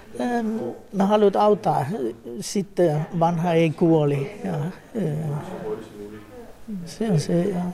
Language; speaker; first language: Finnish; non-native, learner; Danish